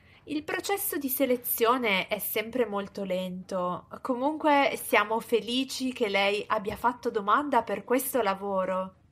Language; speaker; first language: Italian; native; Italian